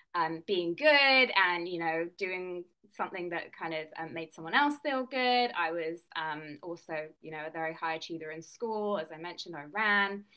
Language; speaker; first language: English; native; English